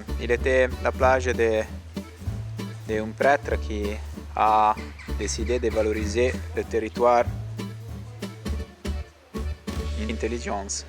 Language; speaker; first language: French; non-native, learner; Italian